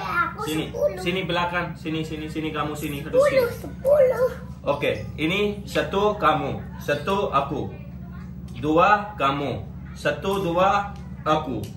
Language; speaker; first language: Indonesian; non-native, learner; Urdu